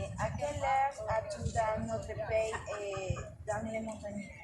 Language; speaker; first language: French; non-native, learner; Spanish